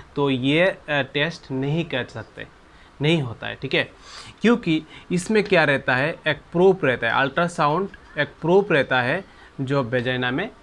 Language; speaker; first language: Hindi; non-native, local second language; Bangla